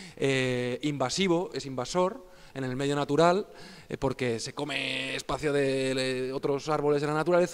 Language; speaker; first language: Spanish; native; Spanish